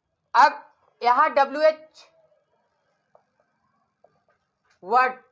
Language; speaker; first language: Hindi; native; Hindi